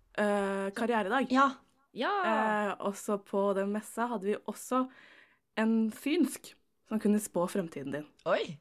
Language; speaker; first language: Norwegian; native; Norwegian